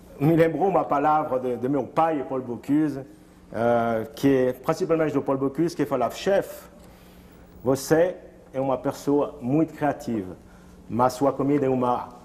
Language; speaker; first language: Portuguese; non-native, fluent; French